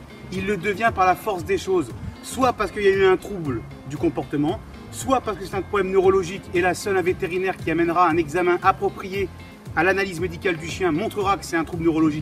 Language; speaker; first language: French; native; French